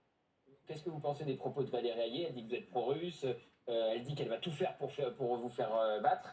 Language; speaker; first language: French; native; French